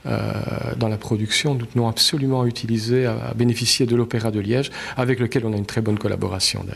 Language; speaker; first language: French; native; French